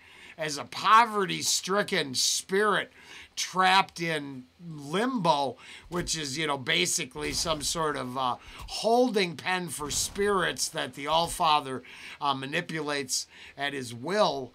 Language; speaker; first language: English; native; English